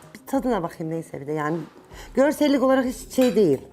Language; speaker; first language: Turkish; native; Turkish